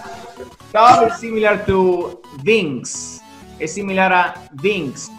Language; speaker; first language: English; non-native, fluent; Spanish